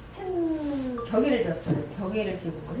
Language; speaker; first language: Korean; native; Korean